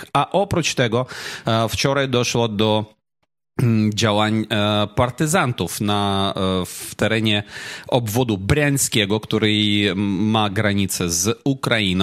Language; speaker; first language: Polish; non-native, fluent; Ukrainian